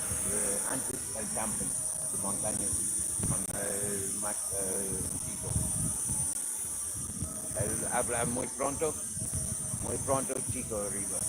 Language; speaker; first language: Spanish; non-native, learner; English